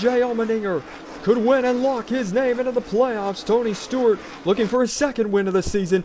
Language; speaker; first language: English; native; English